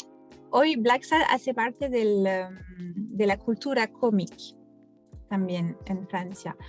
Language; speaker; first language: Spanish; non-native, fluent; French